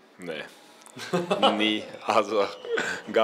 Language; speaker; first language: German; non-native, learner; Norwegian